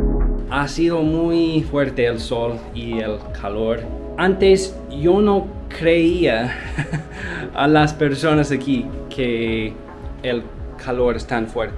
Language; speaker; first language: Spanish; non-native, learner; English